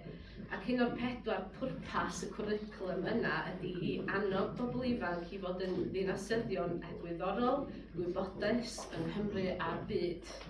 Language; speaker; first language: Welsh; native; Welsh